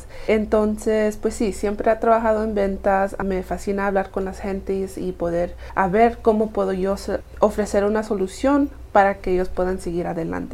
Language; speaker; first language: Spanish; early bilingual, heritage; Spanish